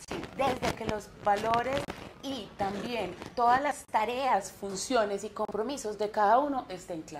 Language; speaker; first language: Spanish; native; Spanish